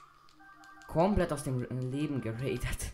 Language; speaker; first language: German; native; German